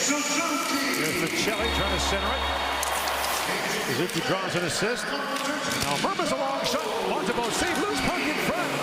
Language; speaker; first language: English; native; English